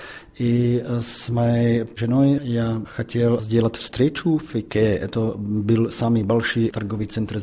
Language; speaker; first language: Russian; non-native, fluent; Czech